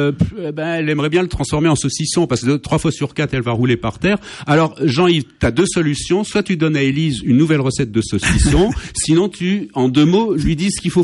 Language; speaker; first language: French; native; French